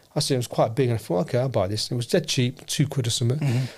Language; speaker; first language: English; native; English